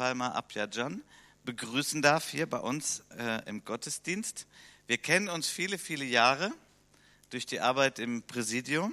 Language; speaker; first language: German; native; German